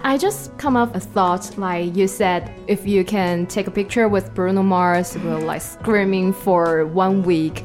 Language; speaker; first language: English; non-native, fluent; Chinese